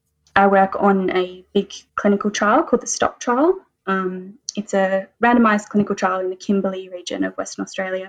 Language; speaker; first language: English; native; English